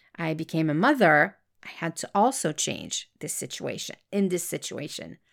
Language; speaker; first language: English; non-native, fluent; French